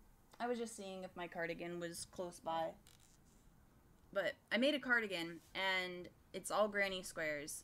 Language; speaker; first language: English; native; English